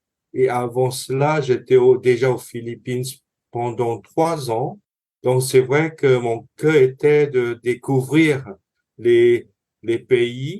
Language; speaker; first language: French; non-native, fluent; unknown